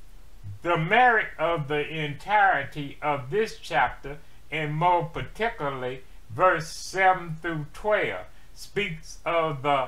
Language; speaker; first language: English; native; English